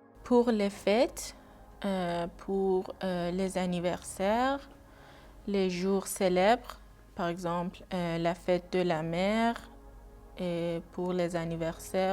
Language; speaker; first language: French; non-native, learner; Persian